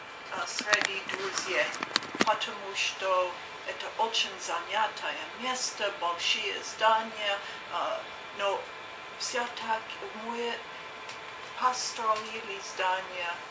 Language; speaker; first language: Russian; non-native, learner; English